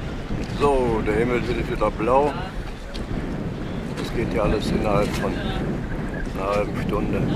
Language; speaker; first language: German; native; German